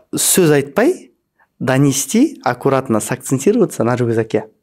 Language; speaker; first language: Russian; non-native, local second language; Kazakh